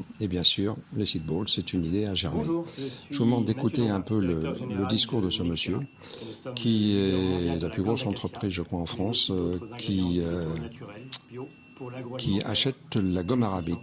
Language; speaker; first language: French; native; French